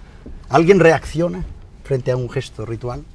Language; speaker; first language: Spanish; native; Spanish